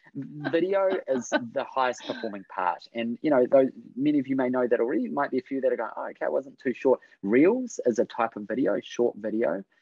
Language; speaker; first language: English; native; English